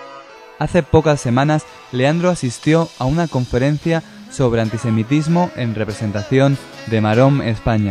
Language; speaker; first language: Spanish; native; Spanish